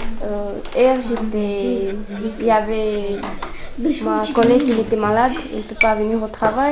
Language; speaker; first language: French; non-native, learner; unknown